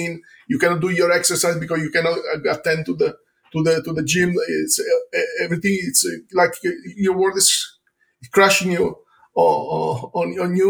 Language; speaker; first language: English; non-native, fluent; Italian